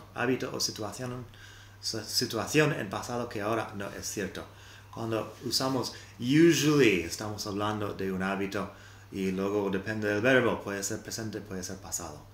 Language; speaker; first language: Spanish; non-native, fluent; English